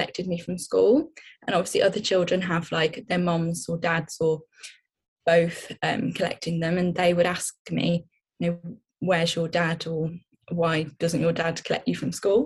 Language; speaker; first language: English; native; English